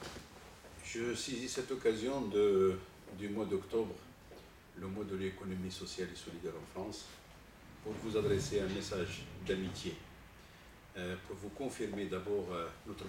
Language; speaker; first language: French; non-native, local second language; Arabic